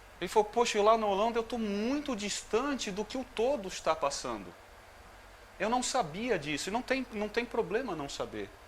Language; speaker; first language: Portuguese; native; Portuguese